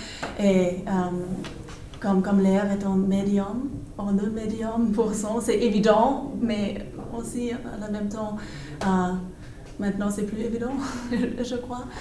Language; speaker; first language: French; non-native, learner; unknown